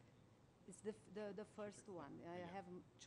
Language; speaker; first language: English; non-native, learner; Portuguese